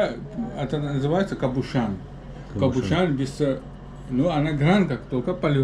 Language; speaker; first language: Russian; non-native, learner; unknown